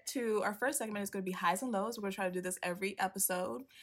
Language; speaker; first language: English; non-native, local second language; Swahili